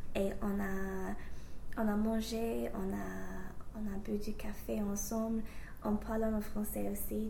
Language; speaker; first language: French; non-native, fluent; English